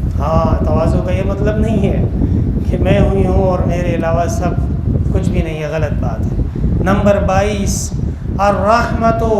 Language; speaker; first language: Urdu; non-native, local second language; Pashto